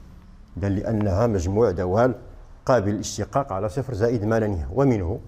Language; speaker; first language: Arabic; native; Arabic